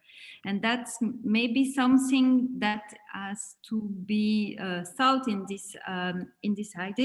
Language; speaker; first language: English; non-native, fluent; German